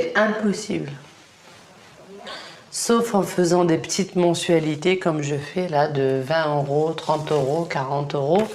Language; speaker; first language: French; native; French